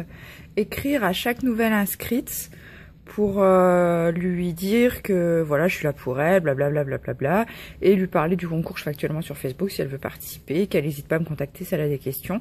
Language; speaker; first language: French; native; French